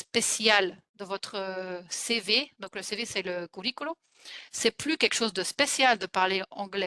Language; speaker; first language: French; non-native, fluent; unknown